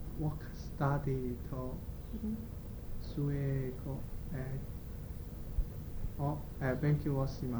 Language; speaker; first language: Japanese; non-native, learner; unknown